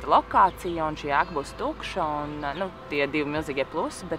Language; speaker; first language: Latvian; native; Latvian